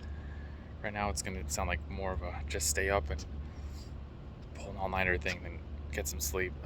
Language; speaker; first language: English; native; English